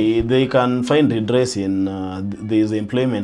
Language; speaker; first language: English; non-native, local second language; Swahili